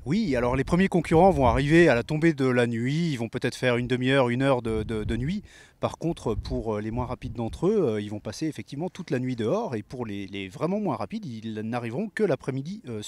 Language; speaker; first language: French; native; French